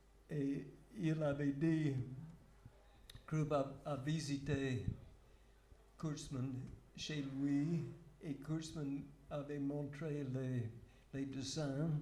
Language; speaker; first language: French; non-native, fluent; English